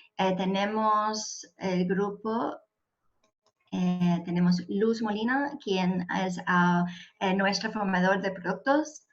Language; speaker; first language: Spanish; non-native, learner; English